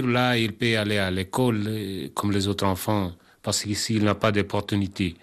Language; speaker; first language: French; non-native, learner; Kabuverdianu